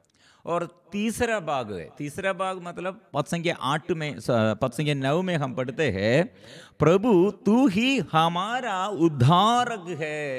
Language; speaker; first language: Hindi; non-native, local second language; Malayalam